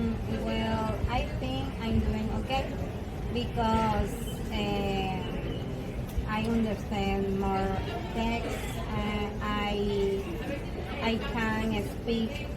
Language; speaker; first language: English; non-native, learner; Spanish